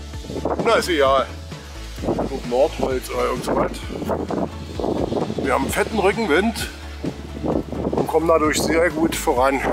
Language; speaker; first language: German; native; German